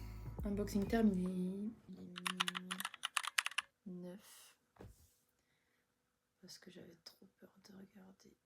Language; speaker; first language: French; native; French